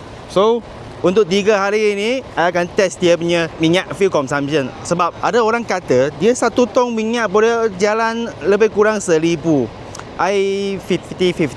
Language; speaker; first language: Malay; non-native, local second language; Chinese